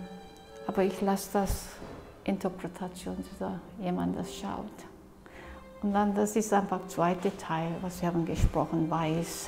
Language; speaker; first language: German; non-native, fluent; Korean